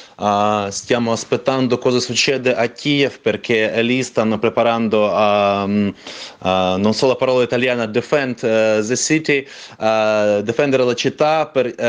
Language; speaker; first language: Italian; non-native, fluent; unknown